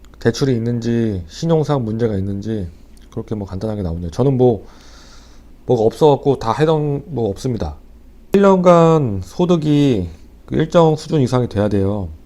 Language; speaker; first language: Korean; native; Korean